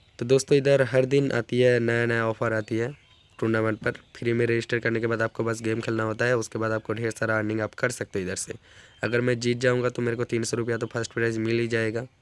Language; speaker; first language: Hindi; non-native, local second language; Bangla